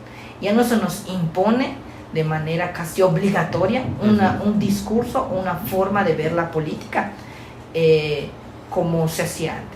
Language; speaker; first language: Spanish; native; Spanish